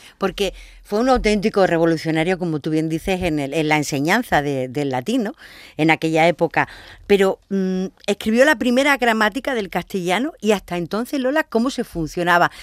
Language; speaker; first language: Spanish; native; Spanish